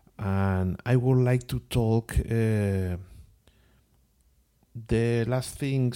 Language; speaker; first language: English; non-native, learner; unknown